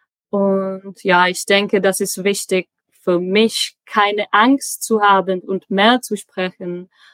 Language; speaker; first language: German; non-native, learner; Czech